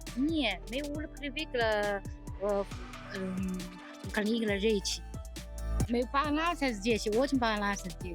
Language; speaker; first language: Russian; non-native, learner; Chinese